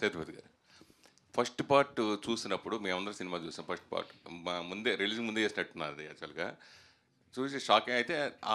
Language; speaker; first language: Telugu; native; Telugu